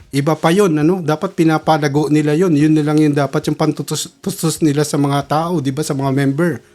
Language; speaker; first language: Filipino; early bilingual, heritage; Filipino